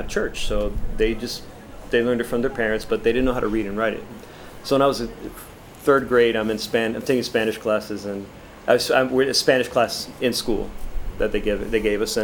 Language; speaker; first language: English; early bilingual, other home language; Spanish